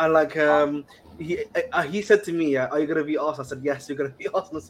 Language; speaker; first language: English; native; English